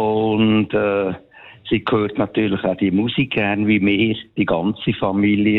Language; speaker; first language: German; native; German